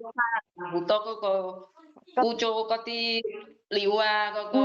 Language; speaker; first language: Cantonese; non-native, learner; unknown